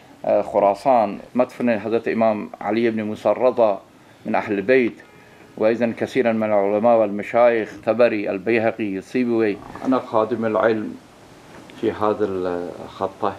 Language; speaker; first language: Arabic; non-native, learner; Persian